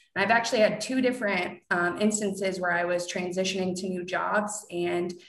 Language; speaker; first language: English; native; English